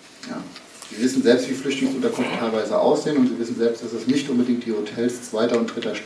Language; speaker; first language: German; native; German